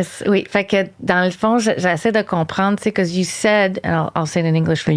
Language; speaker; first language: French; native; French